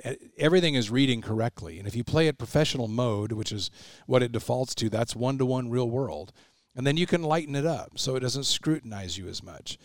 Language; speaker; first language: English; native; English